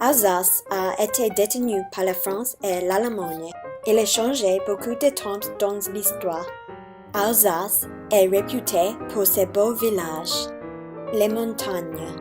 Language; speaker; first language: French; non-native, learner; English